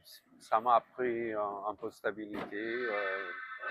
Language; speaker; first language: French; non-native, fluent; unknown